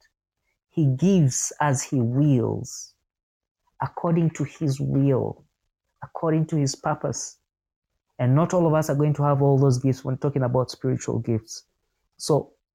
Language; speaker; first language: English; non-native, local second language; Ganda